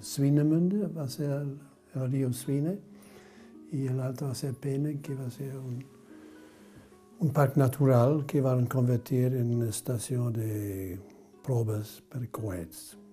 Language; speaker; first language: Catalan; non-native, fluent; German